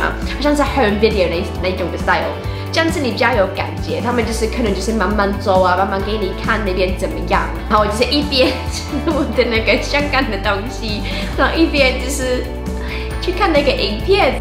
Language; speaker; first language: Chinese; non-native, fluent; English